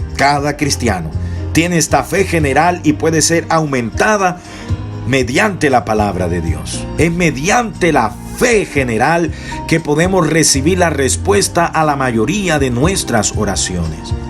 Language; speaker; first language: Spanish; native; Spanish